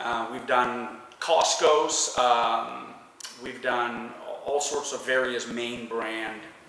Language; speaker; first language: English; non-native, fluent; Swedish